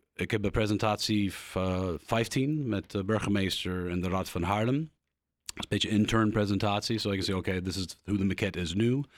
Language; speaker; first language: Dutch; non-native, learner; English